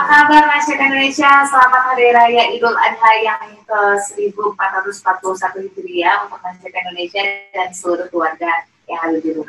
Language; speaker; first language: Indonesian; native; Indonesian